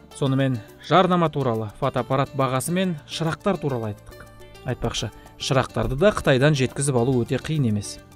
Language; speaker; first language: Kazakh; native; Kazakh